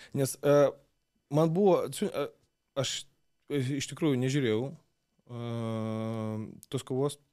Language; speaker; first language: Lithuanian; non-native, local second language; Russian